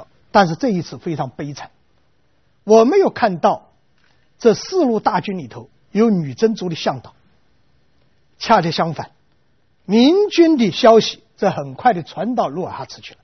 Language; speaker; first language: Chinese; native; Chinese